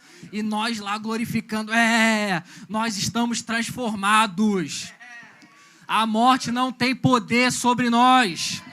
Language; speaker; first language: Portuguese; native; Portuguese